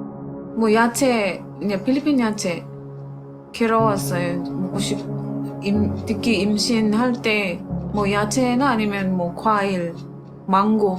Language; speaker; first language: Korean; non-native, fluent; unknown